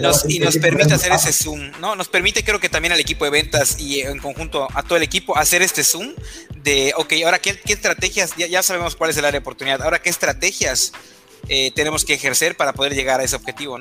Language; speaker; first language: Spanish; native; Spanish